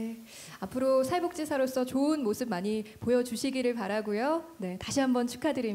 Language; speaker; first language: Korean; native; Korean